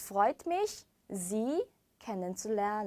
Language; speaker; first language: German; non-native, fluent; Korean